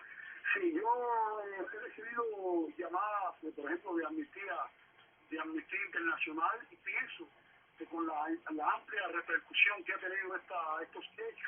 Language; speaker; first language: Spanish; native; Spanish